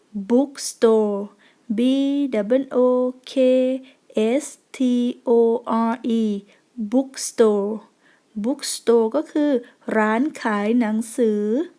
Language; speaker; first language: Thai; native; Thai